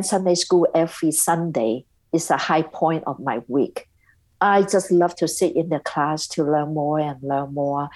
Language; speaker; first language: English; non-native, local second language; Cantonese